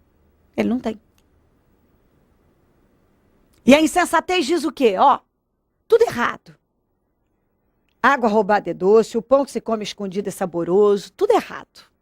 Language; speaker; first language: Portuguese; native; Portuguese